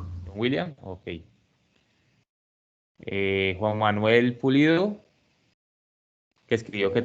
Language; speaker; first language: Spanish; native; Spanish